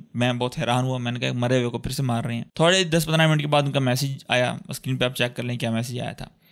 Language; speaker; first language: Urdu; native; Urdu